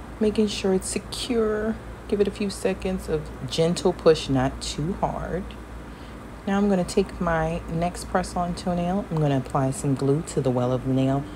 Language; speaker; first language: English; native; English